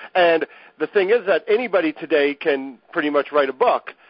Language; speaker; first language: English; native; English